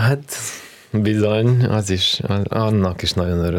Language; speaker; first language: Hungarian; non-native, fluent; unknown